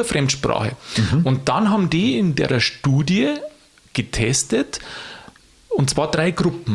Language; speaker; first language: German; native; German